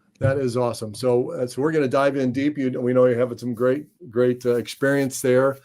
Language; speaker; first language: English; native; English